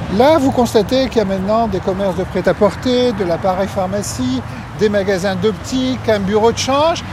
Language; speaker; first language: French; native; French